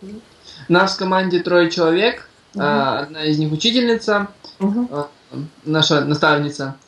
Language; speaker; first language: Russian; native; Russian